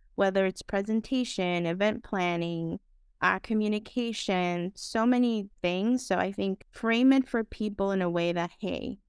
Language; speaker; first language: English; non-native, fluent; Spanish